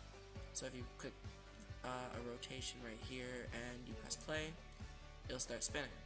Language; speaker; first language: English; native; English